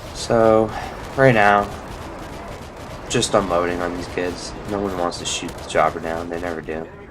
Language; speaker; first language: English; native; English